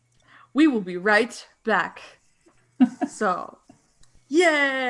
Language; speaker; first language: English; native; English